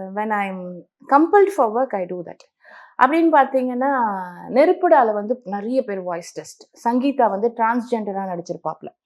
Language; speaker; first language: Tamil; native; Tamil